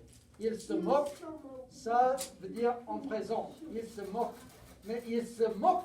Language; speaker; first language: French; non-native, fluent; English